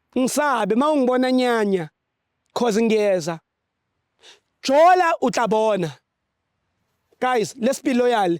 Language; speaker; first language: Zulu; native; Zulu